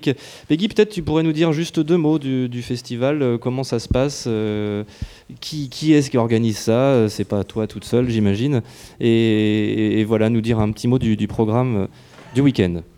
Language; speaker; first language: French; native; French